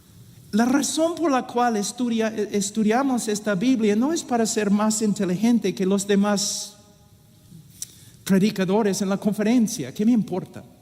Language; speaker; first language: Spanish; non-native, fluent; English